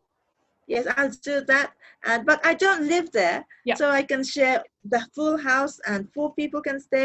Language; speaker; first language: English; non-native, learner; Japanese